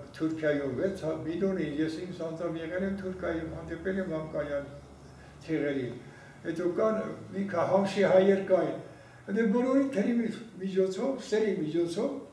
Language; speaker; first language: Armenian; non-native, local second language; Kurdish